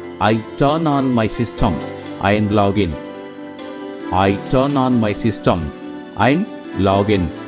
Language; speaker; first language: English; non-native, local second language; Telugu